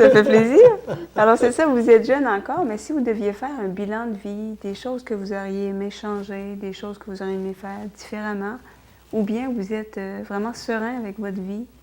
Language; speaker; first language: French; native; French